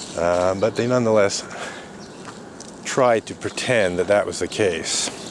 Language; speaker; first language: English; native; English